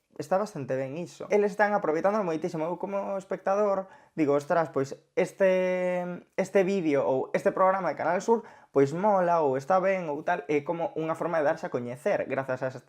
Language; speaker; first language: Galician; non-native, local second language; Spanish